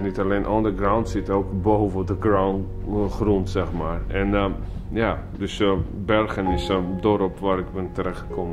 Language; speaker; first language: Dutch; non-native, fluent; Georgian